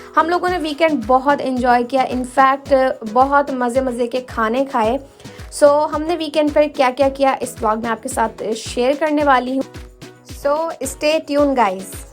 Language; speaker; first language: Urdu; native; Urdu